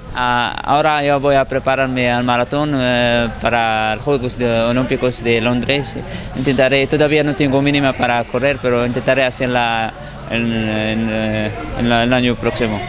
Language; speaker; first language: Spanish; non-native, fluent; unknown